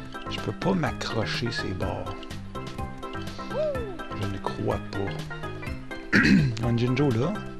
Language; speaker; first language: French; native; French